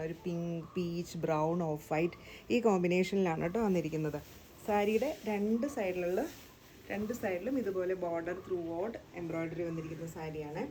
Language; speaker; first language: Malayalam; native; Malayalam